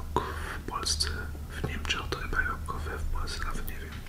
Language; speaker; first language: Polish; early bilingual, heritage; Polish